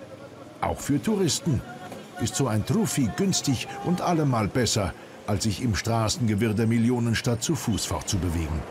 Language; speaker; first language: German; native; German